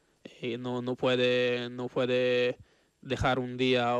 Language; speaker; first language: Spanish; non-native, fluent; Italian